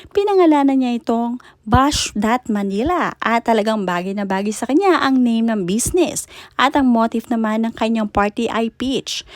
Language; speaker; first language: Filipino; native; Filipino